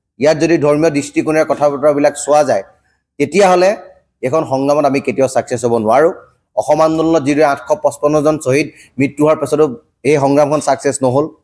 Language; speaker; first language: Assamese; native; Assamese